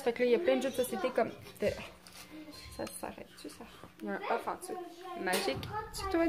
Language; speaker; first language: French; native; French